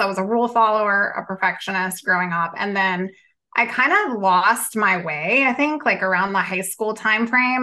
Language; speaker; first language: English; native; English